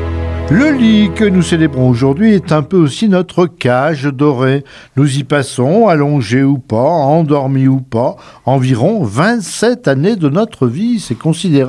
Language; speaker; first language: French; native; French